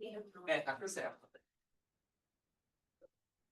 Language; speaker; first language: Korean; non-native, learner; English